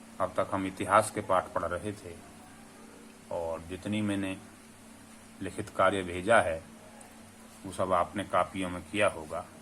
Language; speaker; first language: Hindi; native; Hindi